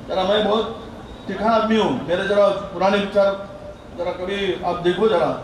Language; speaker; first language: Hindi; non-native, local second language; Marathi